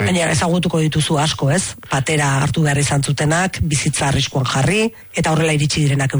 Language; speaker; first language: Basque; native; Basque